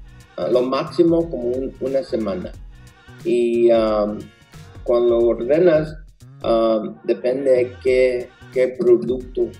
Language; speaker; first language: Spanish; early bilingual, heritage; Spanish